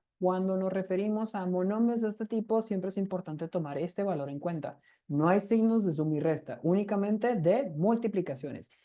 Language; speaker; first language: Spanish; native; Spanish